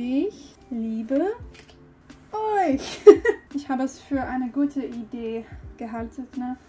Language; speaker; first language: German; non-native, learner; English